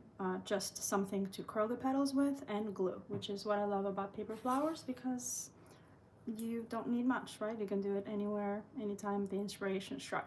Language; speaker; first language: English; early bilingual, other home language; Albanian